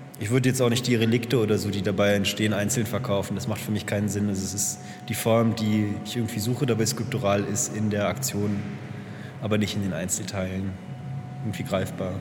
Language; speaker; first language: German; native; German